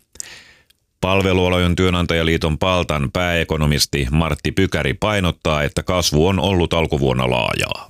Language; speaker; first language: Finnish; native; Finnish